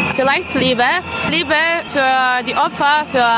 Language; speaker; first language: German; non-native, learner; Serbian